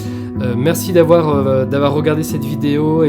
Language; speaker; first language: French; native; French